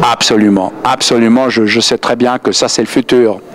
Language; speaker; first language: French; native; French